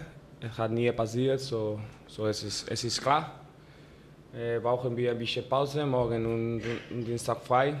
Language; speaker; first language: German; non-native, learner; Spanish